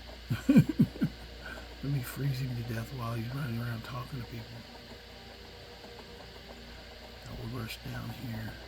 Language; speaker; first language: English; native; English